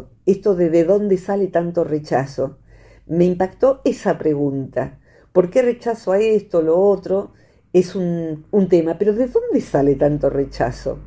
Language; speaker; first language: Spanish; native; Spanish